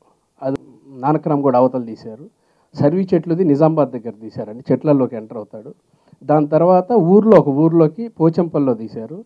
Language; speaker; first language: Telugu; native; Telugu